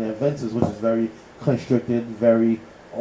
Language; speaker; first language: English; native; English